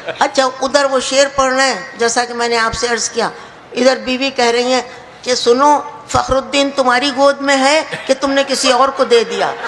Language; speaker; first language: Urdu; native; Urdu